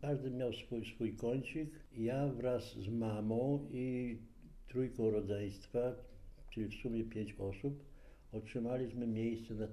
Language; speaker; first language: Polish; native; Polish